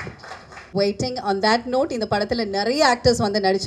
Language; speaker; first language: Tamil; native; Tamil